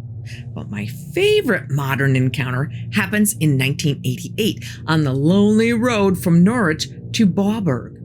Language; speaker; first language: English; native; English